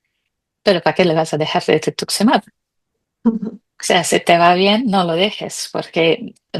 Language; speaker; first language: Spanish; native; Spanish